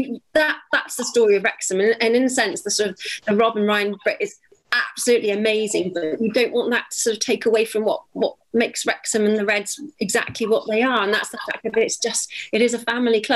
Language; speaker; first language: English; native; English